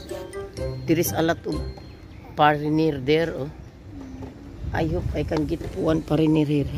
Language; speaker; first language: English; non-native, local second language; Filipino